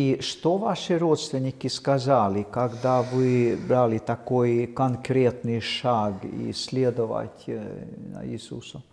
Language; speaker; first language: Russian; non-native, fluent; Swedish